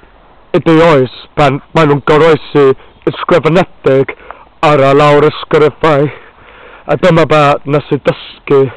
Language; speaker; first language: Welsh; non-native, learner; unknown